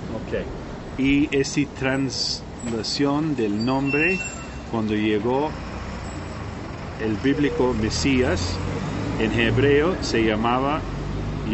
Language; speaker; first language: Spanish; non-native, learner; English